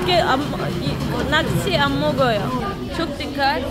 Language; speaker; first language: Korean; non-native, learner; Turkish